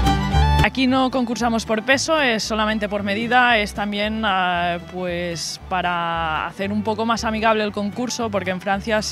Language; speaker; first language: Spanish; native; Spanish